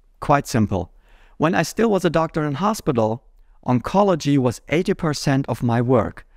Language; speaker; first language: English; non-native, fluent; German